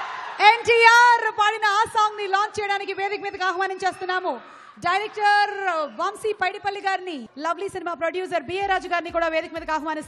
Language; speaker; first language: Telugu; native; Telugu